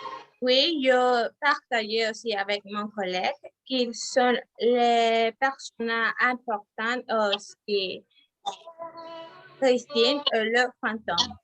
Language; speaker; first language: French; non-native, learner; Spanish